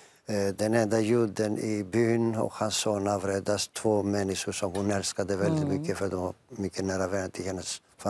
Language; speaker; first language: Swedish; non-native, fluent; Greek